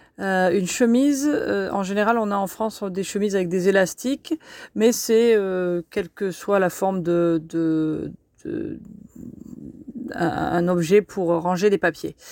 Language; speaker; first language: French; native; French